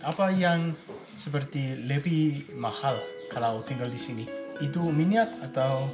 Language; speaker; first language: Indonesian; non-native, learner; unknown